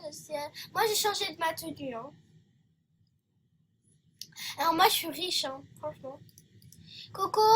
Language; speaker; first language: French; native; French